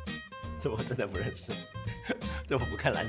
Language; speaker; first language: Chinese; native; Chinese